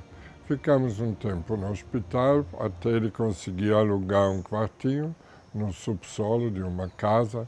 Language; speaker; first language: Portuguese; non-native, fluent; German